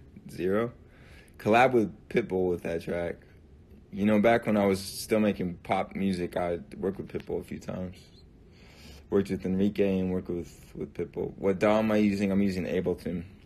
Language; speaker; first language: English; native; English